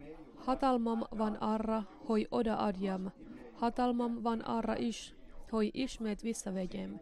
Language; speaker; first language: Hungarian; non-native, learner; Finnish